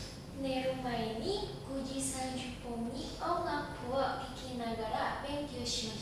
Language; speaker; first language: Japanese; non-native, learner; Indonesian